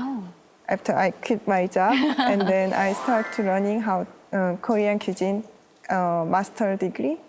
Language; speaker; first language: English; non-native, learner; Korean